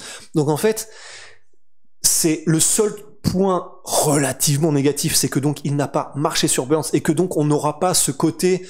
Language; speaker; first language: French; native; French